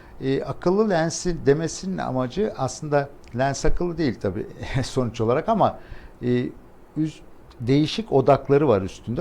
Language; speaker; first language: Turkish; native; Turkish